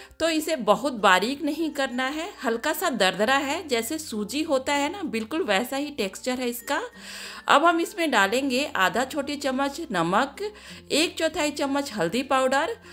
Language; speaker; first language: Hindi; native; Hindi